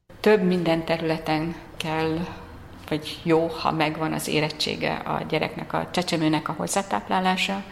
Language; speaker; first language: Hungarian; native; Hungarian